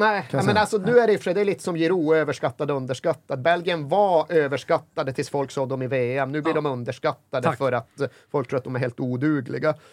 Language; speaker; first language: Swedish; native; Swedish